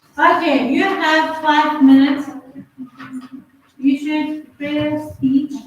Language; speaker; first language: English; non-native, fluent; Uzbek